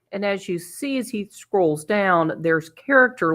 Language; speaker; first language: English; native; English